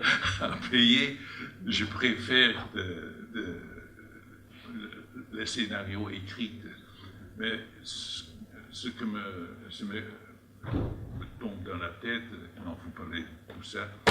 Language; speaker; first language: French; non-native, fluent; Dutch